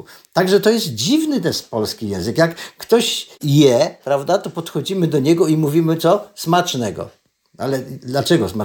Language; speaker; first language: Polish; native; Polish